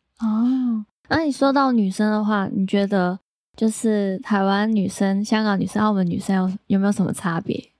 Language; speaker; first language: Chinese; non-native, local second language; Cantonese